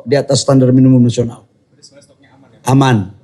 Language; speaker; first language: Indonesian; native; Indonesian